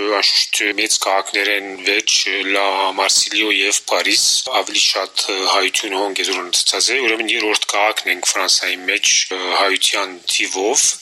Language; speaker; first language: Armenian; early bilingual, heritage; Armenian